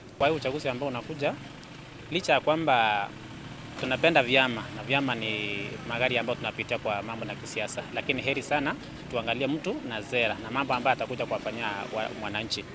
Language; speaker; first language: Swahili; non-native, local second language; Kalenjin